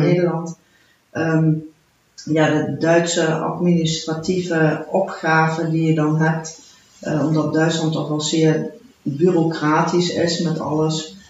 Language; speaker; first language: Dutch; early bilingual, heritage; Dutch